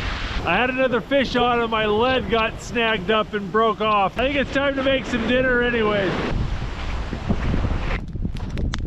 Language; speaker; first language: English; native; English